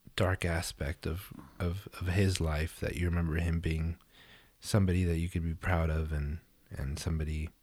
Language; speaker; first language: English; early bilingual, other home language; Spanish